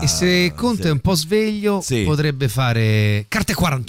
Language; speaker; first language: Italian; native; Italian